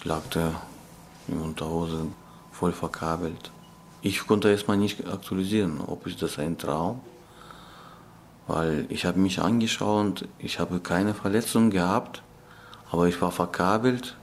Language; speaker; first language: German; non-native, learner; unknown